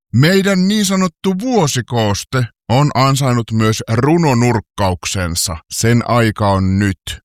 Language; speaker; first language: Finnish; native; Finnish